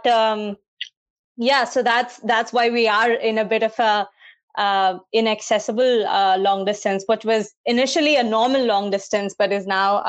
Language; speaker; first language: English; non-native, local second language; Hindi